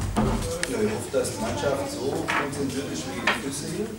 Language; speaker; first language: German; non-native, fluent; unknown